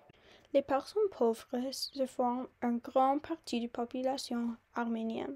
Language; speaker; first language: French; non-native, learner; English